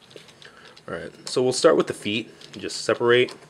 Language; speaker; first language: English; native; English